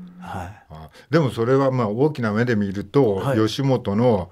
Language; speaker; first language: Japanese; native; Japanese